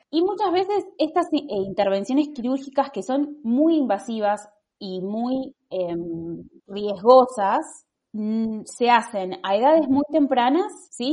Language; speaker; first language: Spanish; native; Spanish